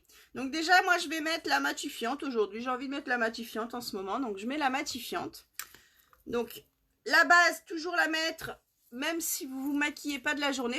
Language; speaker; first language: French; native; French